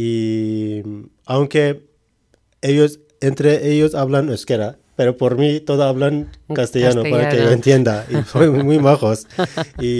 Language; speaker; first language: Spanish; non-native, learner; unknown